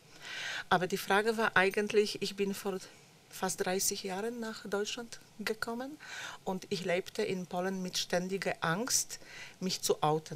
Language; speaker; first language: German; non-native, fluent; Polish